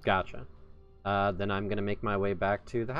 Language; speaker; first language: English; native; English